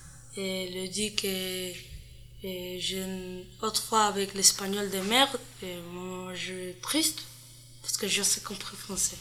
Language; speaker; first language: French; non-native, learner; Spanish